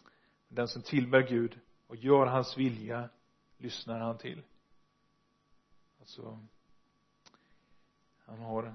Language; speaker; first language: Swedish; non-native, fluent; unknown